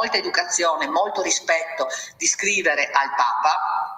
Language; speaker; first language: Italian; native; Italian